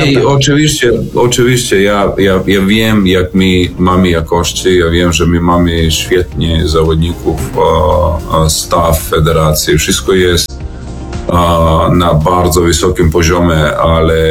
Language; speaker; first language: Polish; non-native, learner; Serbian